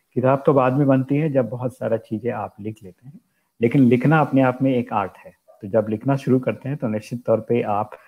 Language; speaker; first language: Hindi; native; Hindi